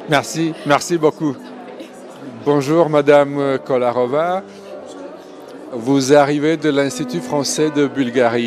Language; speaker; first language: French; non-native, fluent; Serbian